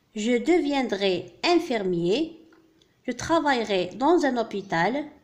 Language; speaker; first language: French; non-native, local second language; Arabic